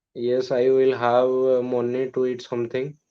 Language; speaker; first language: English; non-native, learner; Odia